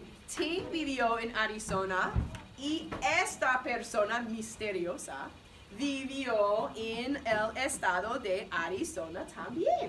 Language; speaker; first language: Spanish; non-native, fluent; English